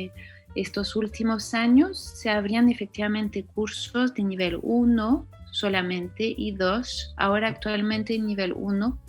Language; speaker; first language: Spanish; non-native, fluent; French